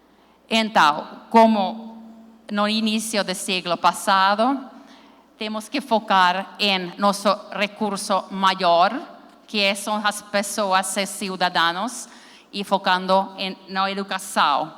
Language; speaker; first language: Portuguese; non-native, learner; Finnish